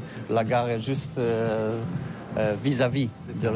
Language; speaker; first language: French; non-native, learner; Polish